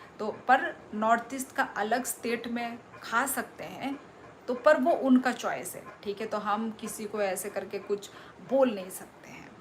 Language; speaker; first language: Hindi; non-native, local second language; Kok Borok